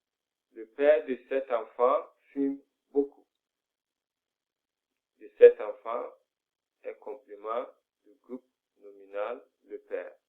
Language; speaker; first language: French; non-native, fluent; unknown